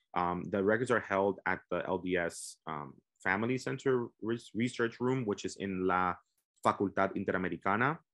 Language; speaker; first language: English; native; English